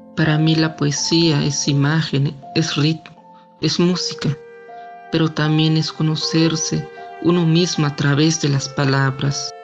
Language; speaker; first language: Spanish; native; Spanish